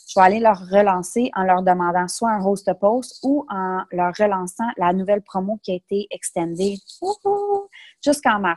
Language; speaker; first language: French; native; French